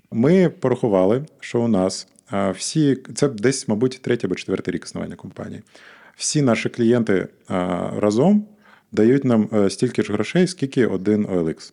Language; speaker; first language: Ukrainian; non-native, local second language; Russian